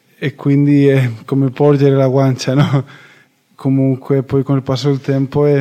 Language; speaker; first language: Italian; non-native, fluent; Spanish